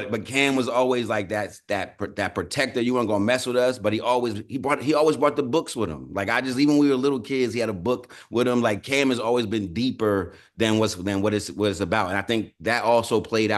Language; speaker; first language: English; native; English